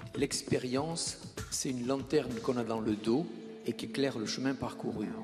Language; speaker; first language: French; native; French